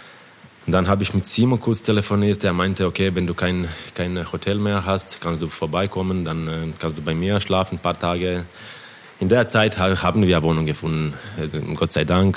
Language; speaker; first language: German; non-native, fluent; Croatian